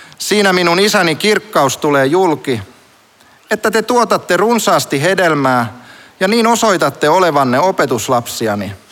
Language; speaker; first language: Finnish; native; Finnish